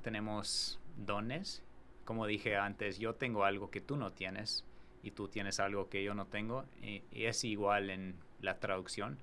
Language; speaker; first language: Spanish; non-native, fluent; English